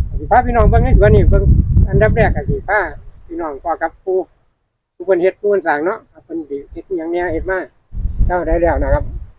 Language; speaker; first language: Thai; non-native, local second language; Northeastern Thai